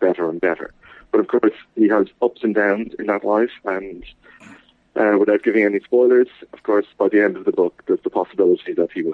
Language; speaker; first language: English; native; English